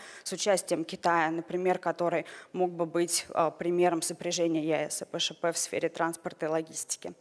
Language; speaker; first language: Russian; native; Russian